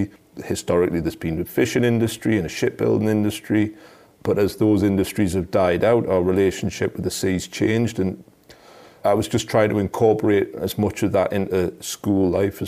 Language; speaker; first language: English; native; English